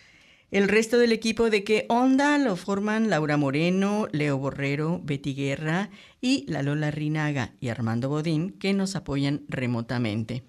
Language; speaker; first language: Spanish; native; Spanish